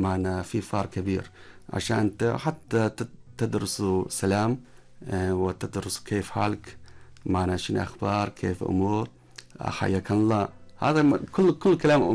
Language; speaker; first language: Arabic; non-native, learner; Chinese